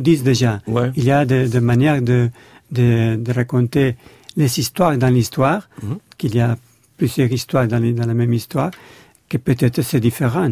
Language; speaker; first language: French; non-native, learner; Spanish